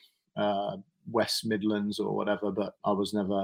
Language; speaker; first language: English; native; English